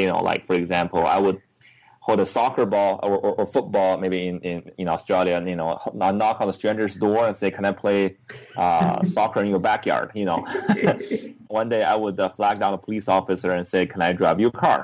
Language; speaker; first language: English; non-native, fluent; Chinese